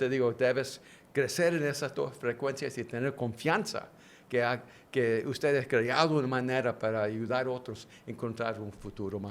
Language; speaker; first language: Spanish; early bilingual, heritage; English